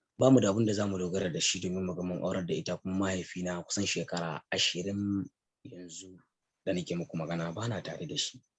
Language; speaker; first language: Hausa; native; Hausa